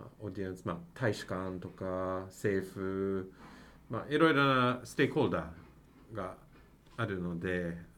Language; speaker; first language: Japanese; non-native, fluent; English